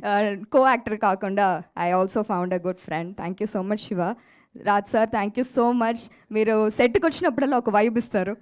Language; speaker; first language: Telugu; early bilingual, heritage; Telugu